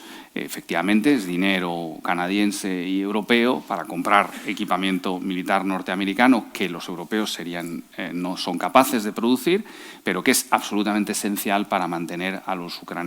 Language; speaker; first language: Spanish; native; Spanish